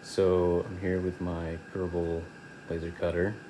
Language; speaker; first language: English; native; English